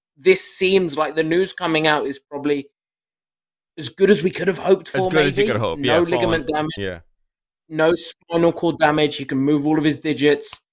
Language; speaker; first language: English; native; English